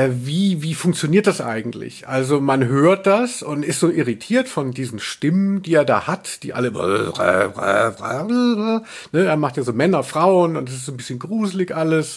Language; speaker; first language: German; native; German